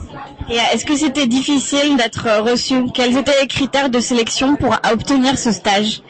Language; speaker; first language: French; native; French